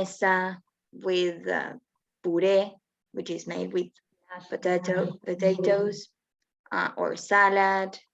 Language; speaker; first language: English; non-native, learner; Spanish